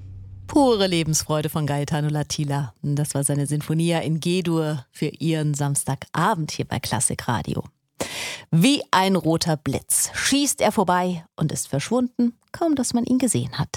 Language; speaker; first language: German; native; German